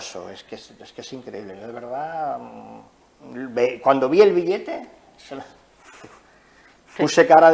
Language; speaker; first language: Spanish; native; Spanish